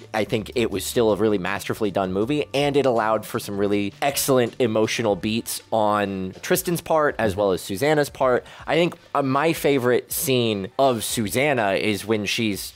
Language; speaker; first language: English; native; English